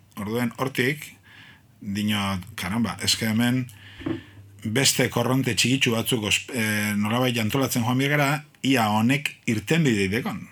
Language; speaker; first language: Basque; native; Basque